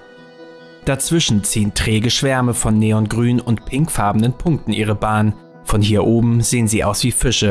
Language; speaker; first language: German; native; German